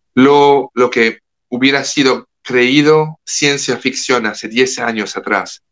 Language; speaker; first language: Spanish; non-native, fluent; French